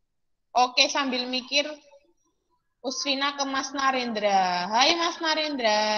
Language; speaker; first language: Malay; non-native, local second language; Javanese